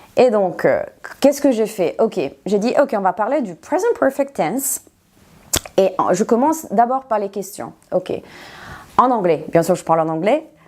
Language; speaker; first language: French; non-native, fluent; Serbian